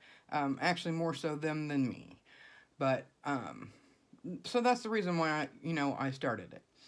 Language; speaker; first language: English; native; English